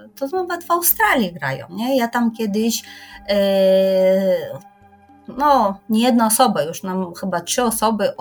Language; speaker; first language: Polish; non-native, fluent; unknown